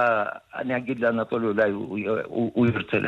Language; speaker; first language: Hebrew; early bilingual, other home language; Russian